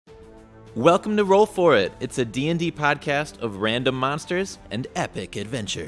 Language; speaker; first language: English; native; English